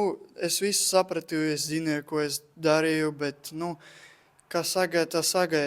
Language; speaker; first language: Latvian; non-native, local second language; Russian